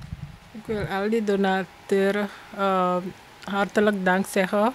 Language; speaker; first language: Dutch; non-native, local second language; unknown